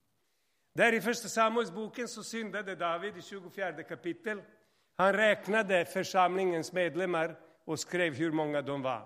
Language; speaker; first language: Swedish; non-native, fluent; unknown